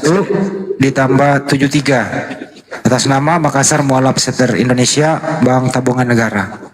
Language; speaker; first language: Indonesian; native; Indonesian